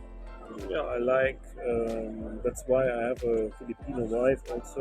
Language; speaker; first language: English; non-native, learner; German